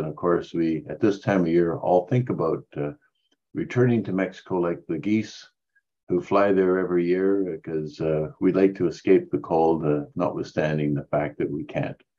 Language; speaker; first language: English; native; English